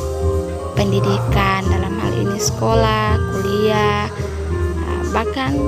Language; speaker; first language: Indonesian; native; Indonesian